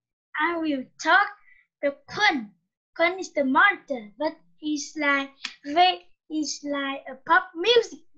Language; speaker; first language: English; non-native, learner; Vietnamese